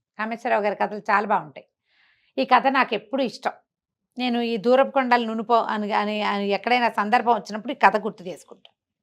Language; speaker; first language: Telugu; native; Telugu